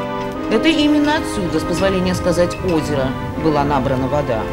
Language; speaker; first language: Russian; native; Russian